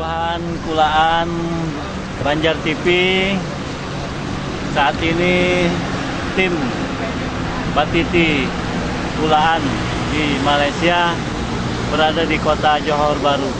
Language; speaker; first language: Indonesian; non-native, local second language; Banjar